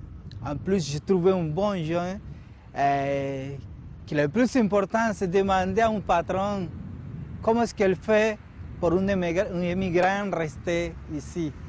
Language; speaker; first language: French; non-native, learner; Spanish